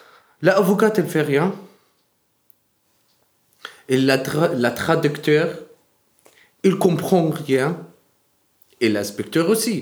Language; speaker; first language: French; non-native, learner; Arabic